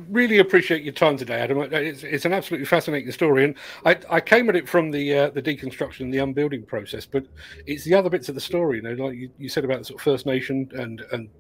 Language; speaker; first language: English; native; English